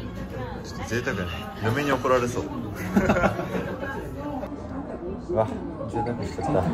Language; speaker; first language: Japanese; native; Japanese